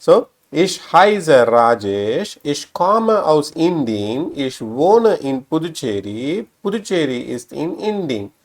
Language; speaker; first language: German; non-native, learner; Tamil